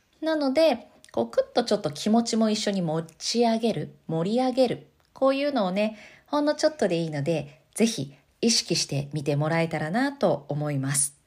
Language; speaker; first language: Japanese; native; Japanese